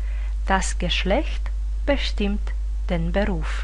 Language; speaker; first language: German; non-native, fluent; Romanian